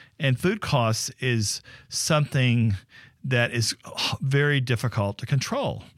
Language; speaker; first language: English; native; English